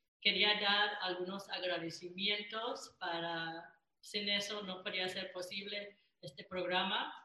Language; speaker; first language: Spanish; non-native, fluent; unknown